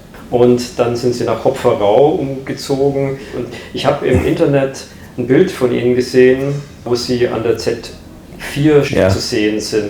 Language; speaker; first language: German; native; German